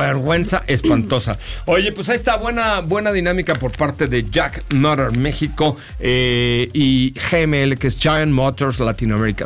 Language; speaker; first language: Spanish; native; Spanish